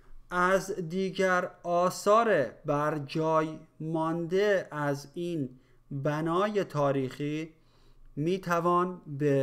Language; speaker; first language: Persian; native; Persian